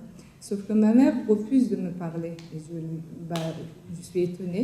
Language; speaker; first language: French; non-native, fluent; Persian